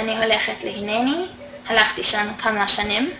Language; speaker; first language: Hebrew; non-native, fluent; English